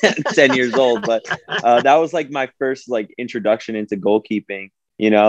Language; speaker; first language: English; native; English